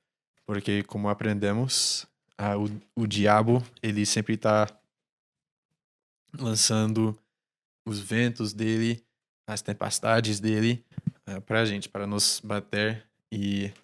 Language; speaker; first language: Portuguese; non-native, fluent; English